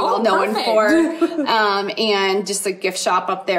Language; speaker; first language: English; native; English